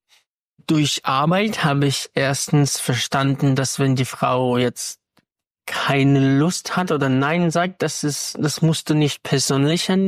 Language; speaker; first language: German; non-native, fluent; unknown